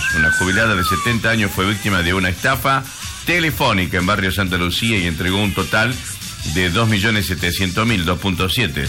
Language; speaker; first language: Spanish; native; Spanish